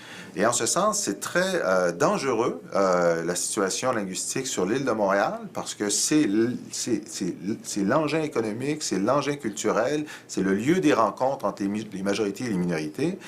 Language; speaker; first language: French; native; French